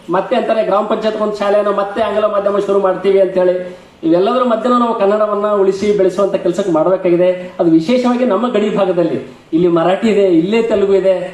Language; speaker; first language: Kannada; native; Kannada